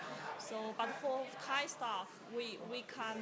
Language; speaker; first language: English; non-native, learner; Chinese